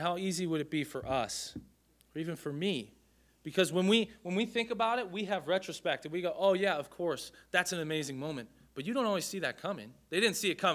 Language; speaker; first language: English; native; English